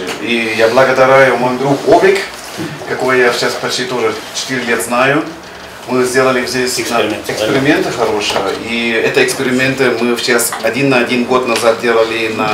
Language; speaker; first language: Russian; non-native, learner; German